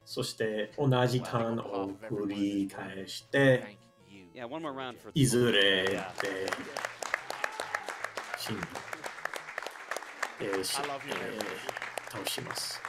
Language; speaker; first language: Japanese; non-native, learner; English